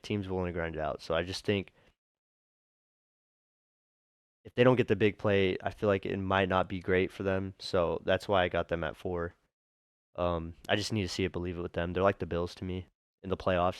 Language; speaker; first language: English; native; English